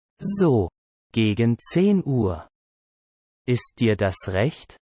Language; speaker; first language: German; non-native, learner; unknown